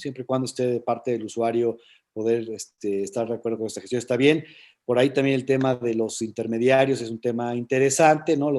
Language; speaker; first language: Spanish; native; Spanish